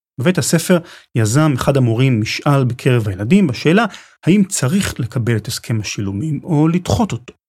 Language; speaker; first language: Hebrew; native; Hebrew